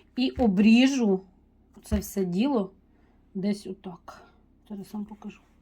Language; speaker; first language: Ukrainian; non-native, local second language; Russian